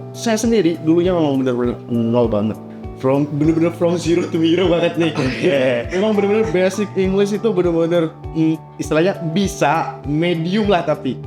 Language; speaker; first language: Indonesian; native; Indonesian